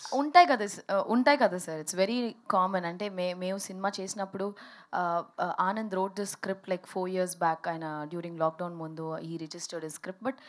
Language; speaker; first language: Telugu; early bilingual, heritage; Telugu